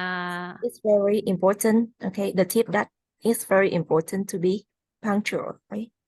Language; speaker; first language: English; non-native, fluent; Vietnamese